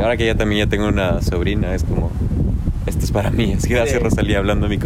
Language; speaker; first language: Spanish; native; Spanish